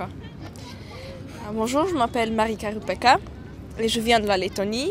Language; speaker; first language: French; non-native, fluent; Latvian